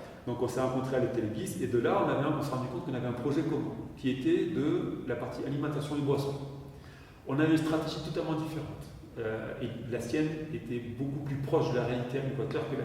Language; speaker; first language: French; native; French